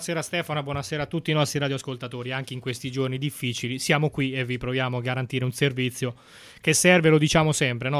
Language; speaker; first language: Italian; native; Italian